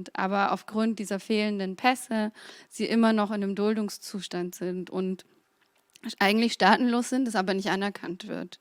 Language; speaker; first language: German; native; German